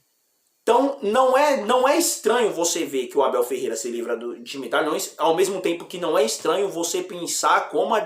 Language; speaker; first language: Portuguese; native; Portuguese